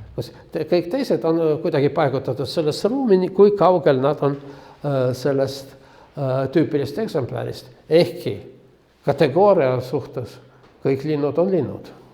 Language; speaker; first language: Estonian; non-native, local second language; Russian